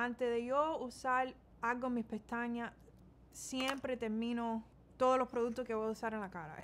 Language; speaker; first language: Spanish; early bilingual, heritage; Spanish